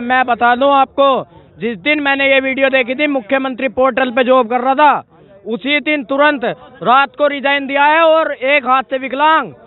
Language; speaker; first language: Hindi; native; Hindi